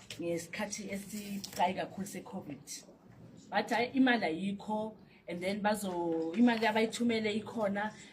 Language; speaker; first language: Zulu; native; Zulu